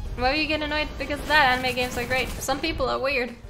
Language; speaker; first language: English; non-native, fluent; Norwegian